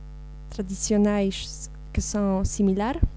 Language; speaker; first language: Portuguese; non-native, learner; Polish